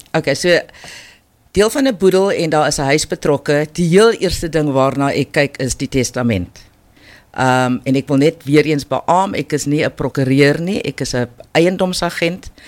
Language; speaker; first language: Afrikaans; non-native, local second language; English